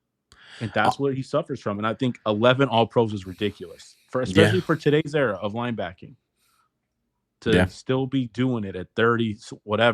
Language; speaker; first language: English; native; English